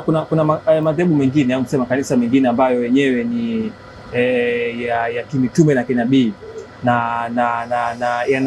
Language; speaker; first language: Swahili; native; Swahili